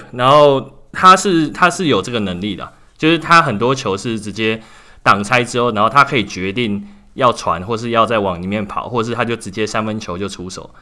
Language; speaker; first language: Chinese; native; Chinese